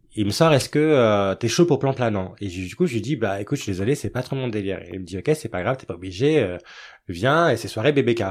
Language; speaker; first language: French; early bilingual, other home language; Arabic